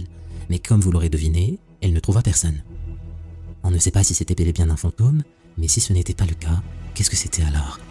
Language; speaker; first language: French; native; French